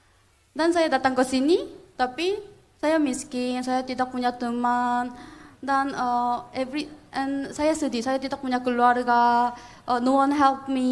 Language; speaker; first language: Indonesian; non-native, fluent; Korean